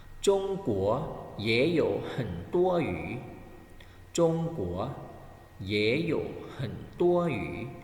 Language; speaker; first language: Chinese; non-native, fluent; Thai